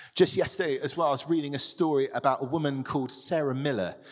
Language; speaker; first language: English; native; English